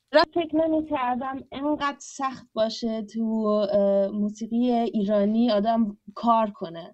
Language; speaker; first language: Persian; early bilingual, heritage; Persian